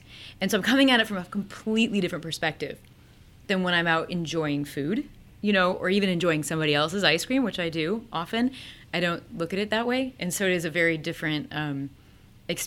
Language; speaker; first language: English; native; English